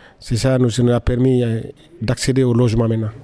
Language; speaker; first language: French; non-native, local second language; Fula